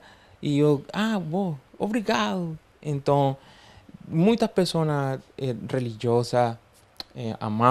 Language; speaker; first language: Portuguese; non-native, learner; Spanish